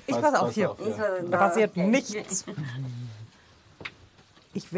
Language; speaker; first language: German; native; German